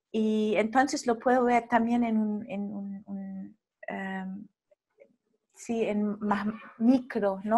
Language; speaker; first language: Spanish; non-native, fluent; German